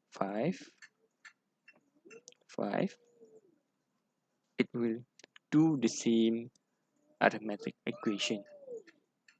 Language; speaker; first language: English; non-native, local second language; Malay